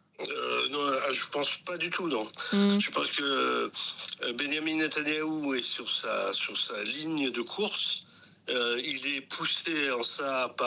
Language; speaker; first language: French; native; French